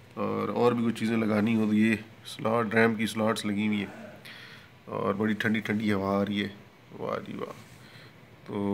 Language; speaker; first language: Urdu; non-native, local second language; Punjabi